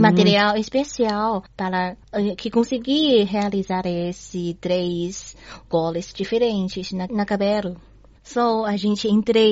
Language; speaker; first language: Portuguese; non-native, learner; Chinese